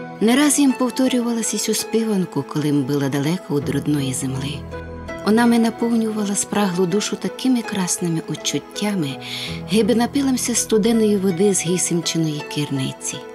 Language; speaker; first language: Ukrainian; native; Ukrainian